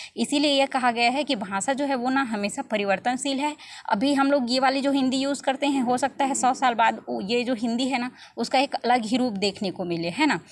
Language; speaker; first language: Hindi; non-native, local second language; Chhattisgarhi